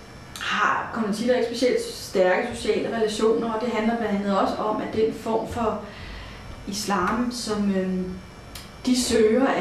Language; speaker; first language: Danish; native; Danish